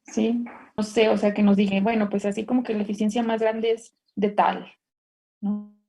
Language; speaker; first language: Spanish; native; Spanish